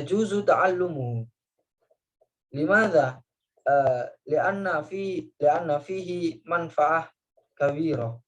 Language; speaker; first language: Arabic; non-native, learner; Indonesian